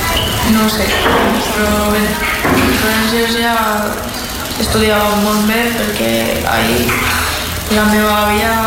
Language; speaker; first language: Catalan; non-native, learner; Georgian